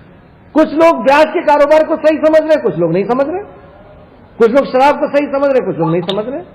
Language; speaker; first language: Urdu; native; Urdu